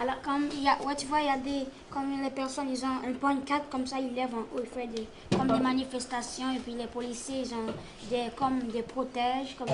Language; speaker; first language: French; non-native, learner; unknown